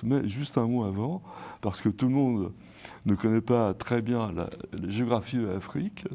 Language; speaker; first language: French; native; French